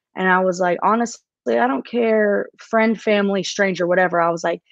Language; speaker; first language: English; native; English